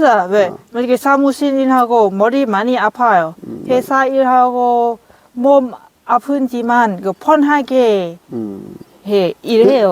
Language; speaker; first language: Korean; non-native, learner; Lao